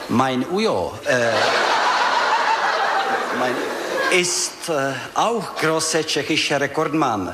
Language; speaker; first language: German; non-native, learner; Czech